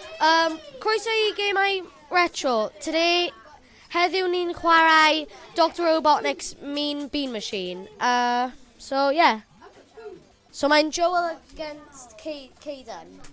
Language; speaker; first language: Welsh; non-native, local second language; English